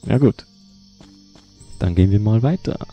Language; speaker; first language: German; native; German